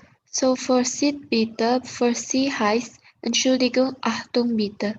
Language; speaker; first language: German; non-native, learner; Indonesian